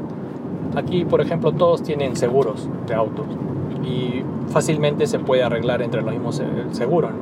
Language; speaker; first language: Spanish; native; Spanish